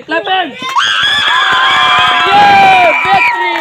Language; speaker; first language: Hindi; native; Hindi